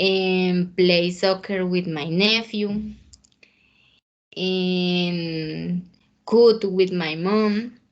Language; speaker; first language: English; non-native, learner; Spanish